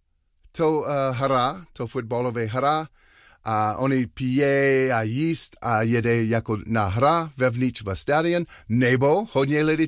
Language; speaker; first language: Czech; non-native, learner; English